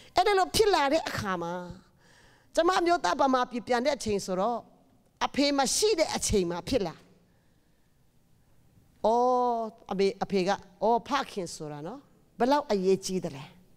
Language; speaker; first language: Burmese; non-native, local second language; Tedim Chin